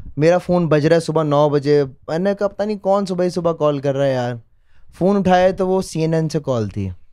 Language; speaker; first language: Urdu; native; Urdu